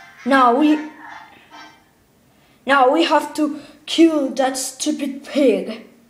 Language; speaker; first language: English; non-native, learner; Spanish